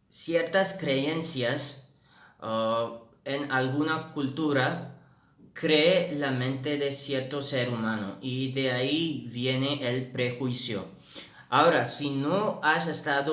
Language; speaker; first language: Spanish; non-native, fluent; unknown